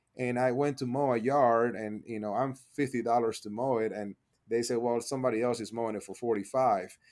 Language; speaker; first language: English; non-native, fluent; Spanish